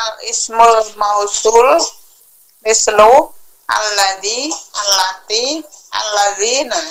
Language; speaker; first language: Arabic; non-native, learner; Indonesian